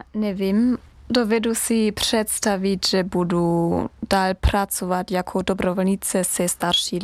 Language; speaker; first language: Czech; non-native, learner; German